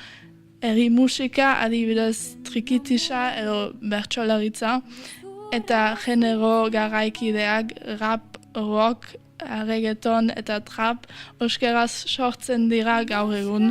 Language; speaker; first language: Basque; early bilingual, heritage; Basque